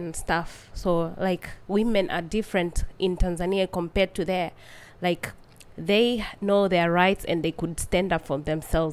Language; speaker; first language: English; non-native, local second language; Swahili